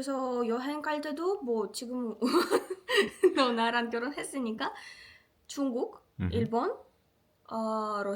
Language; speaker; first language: Korean; non-native, fluent; Russian